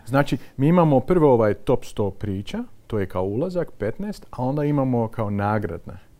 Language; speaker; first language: Croatian; non-native, fluent; Dutch